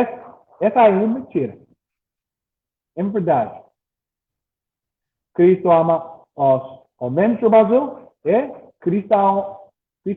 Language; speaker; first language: Portuguese; non-native, learner; English